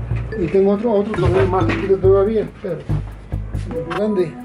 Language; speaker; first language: Spanish; native; Spanish